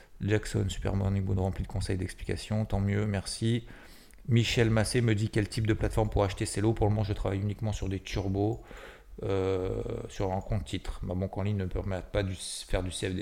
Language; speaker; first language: French; native; French